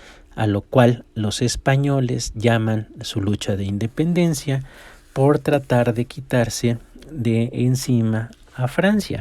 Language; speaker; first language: Spanish; native; Spanish